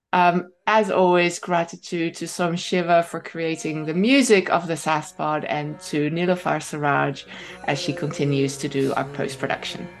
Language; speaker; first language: English; non-native, fluent; Dutch